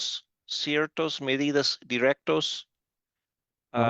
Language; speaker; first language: Spanish; non-native, fluent; English